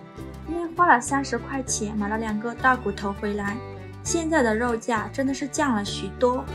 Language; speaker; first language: Chinese; native; Chinese